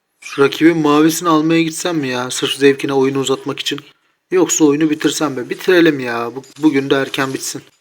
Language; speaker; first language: Turkish; native; Turkish